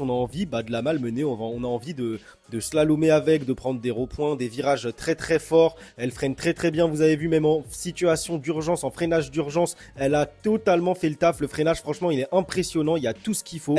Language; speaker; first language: French; native; French